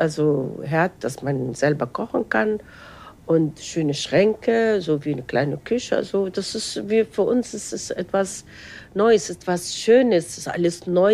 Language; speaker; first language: German; non-native, fluent; Arabic